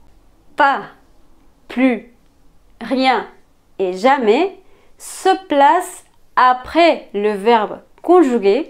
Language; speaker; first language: French; non-native, fluent; Spanish